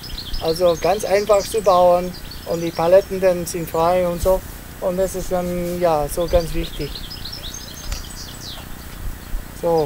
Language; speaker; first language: German; non-native, learner; Italian